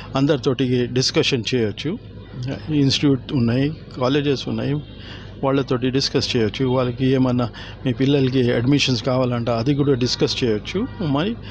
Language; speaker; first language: Telugu; non-native, local second language; Urdu